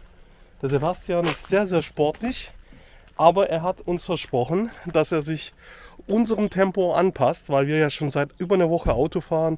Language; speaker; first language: German; native; German